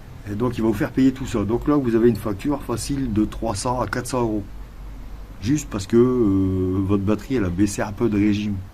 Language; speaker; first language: French; native; French